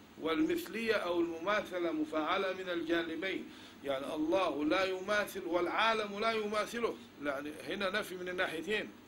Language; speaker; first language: Arabic; native; Arabic